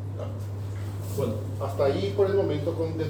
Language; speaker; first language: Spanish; non-native, fluent; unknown